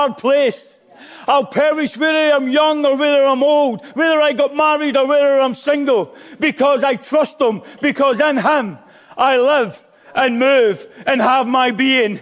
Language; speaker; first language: English; native; English